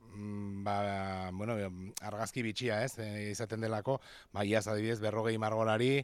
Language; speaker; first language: Basque; native; Basque